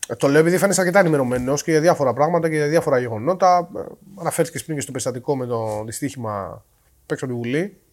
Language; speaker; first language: Greek; native; Greek